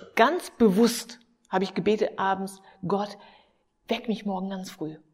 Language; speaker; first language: German; native; German